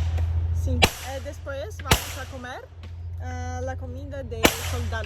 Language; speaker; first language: Spanish; non-native, learner; Russian